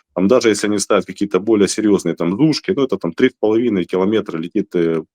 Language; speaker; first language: Russian; native; Russian